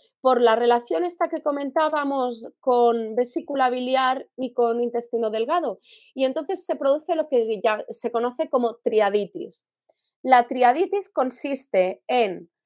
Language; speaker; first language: Spanish; native; Spanish